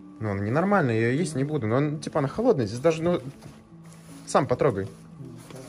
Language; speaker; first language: Russian; native; Russian